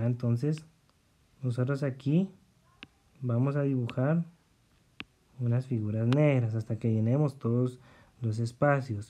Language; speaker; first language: Spanish; native; Spanish